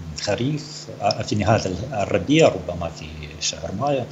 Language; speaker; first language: Arabic; non-native, fluent; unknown